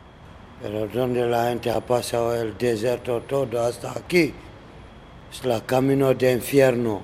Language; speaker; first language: Spanish; non-native, learner; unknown